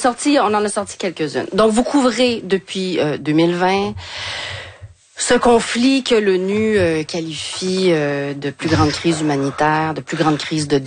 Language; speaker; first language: French; native; French